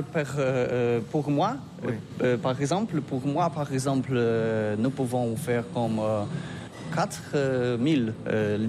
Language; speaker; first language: French; non-native, learner; Polish